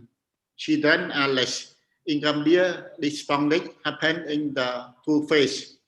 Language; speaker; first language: English; non-native, learner; Khmer